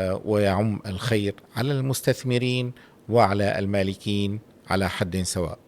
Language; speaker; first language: Arabic; native; Arabic